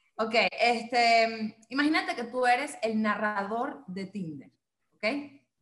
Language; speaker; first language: Spanish; native; Spanish